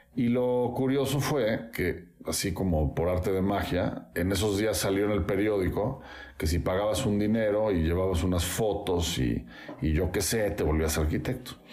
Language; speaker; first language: Spanish; native; Spanish